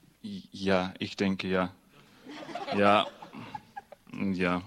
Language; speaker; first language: German; non-native, learner; Russian